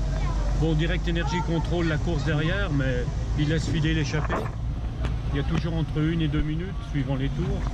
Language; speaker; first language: French; native; French